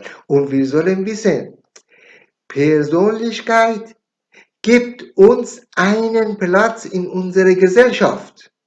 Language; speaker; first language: German; non-native, learner; Persian